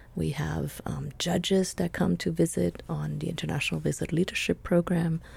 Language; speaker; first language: English; non-native, fluent; Spanish